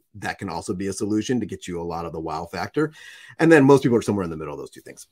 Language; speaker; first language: English; native; English